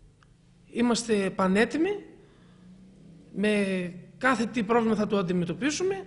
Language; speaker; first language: Greek; native; Greek